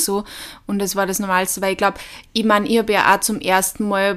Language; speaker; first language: German; native; German